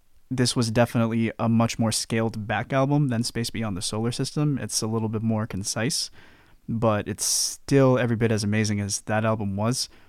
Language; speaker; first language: English; native; English